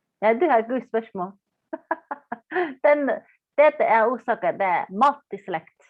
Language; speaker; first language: Norwegian; non-native, fluent; Chinese